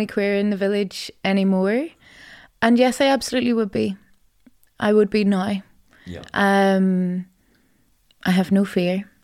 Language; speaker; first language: English; native; English